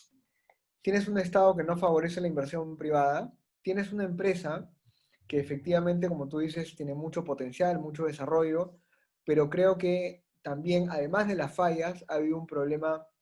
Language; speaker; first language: Spanish; native; Spanish